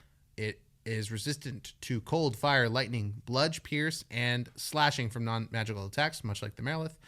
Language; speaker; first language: English; native; English